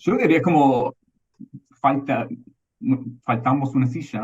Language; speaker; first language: Spanish; non-native, fluent; English